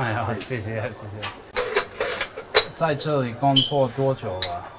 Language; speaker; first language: Chinese; non-native, fluent; English